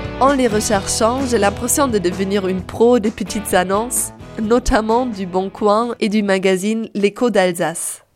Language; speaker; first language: French; native; French